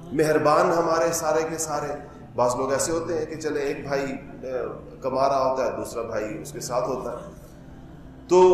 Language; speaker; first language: Urdu; non-native, local second language; Pashto